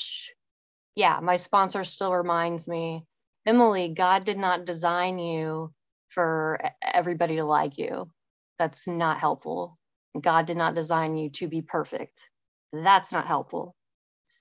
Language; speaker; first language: English; native; English